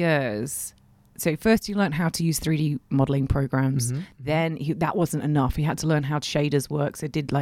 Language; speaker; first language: English; native; English